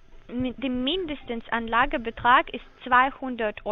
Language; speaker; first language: German; non-native, learner; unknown